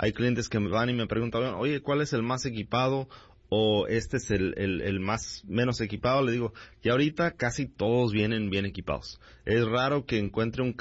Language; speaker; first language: Spanish; early bilingual, heritage; Spanish